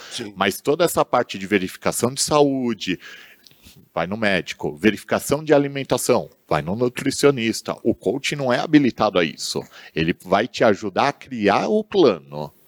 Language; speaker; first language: Portuguese; native; Portuguese